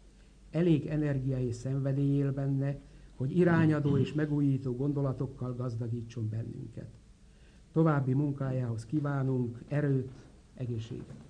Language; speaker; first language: Hungarian; native; Hungarian